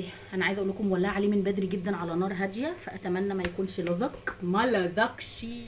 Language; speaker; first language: Arabic; native; Arabic